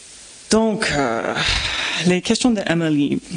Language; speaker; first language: French; non-native, fluent; English